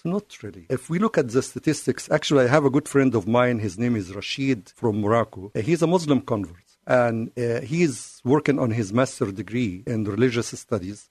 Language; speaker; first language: English; non-native, fluent; Arabic